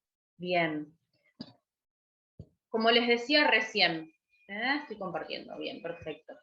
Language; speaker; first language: Spanish; native; Spanish